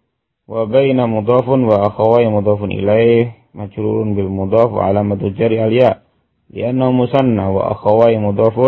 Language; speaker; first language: Arabic; non-native, fluent; Indonesian